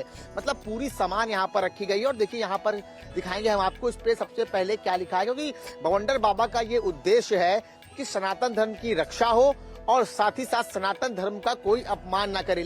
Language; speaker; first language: Hindi; native; Hindi